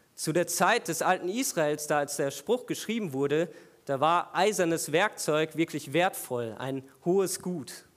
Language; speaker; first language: German; native; German